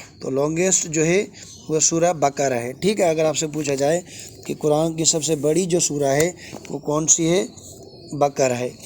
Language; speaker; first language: Urdu; non-native, local second language; Sindhi